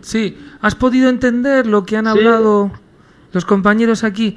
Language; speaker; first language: Spanish; native; Spanish